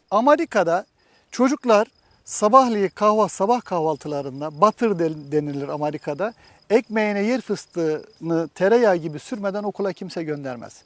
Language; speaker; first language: Turkish; native; Turkish